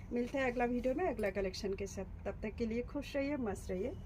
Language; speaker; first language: Hindi; non-native, local second language; Bangla